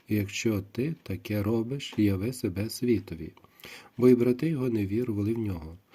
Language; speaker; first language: Ukrainian; native; Ukrainian